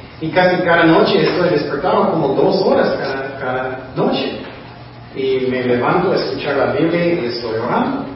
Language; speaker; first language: Spanish; non-native, fluent; English